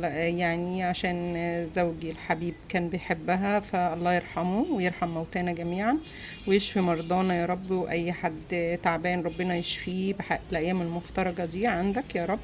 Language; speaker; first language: Arabic; native; Arabic